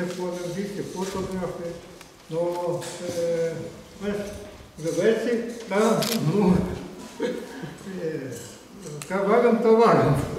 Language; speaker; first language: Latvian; non-native, local second language; Russian